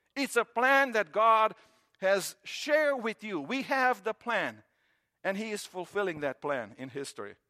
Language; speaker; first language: English; non-native, fluent; Romanian